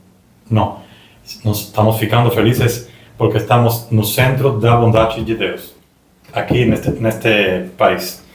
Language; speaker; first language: Portuguese; non-native, learner; Spanish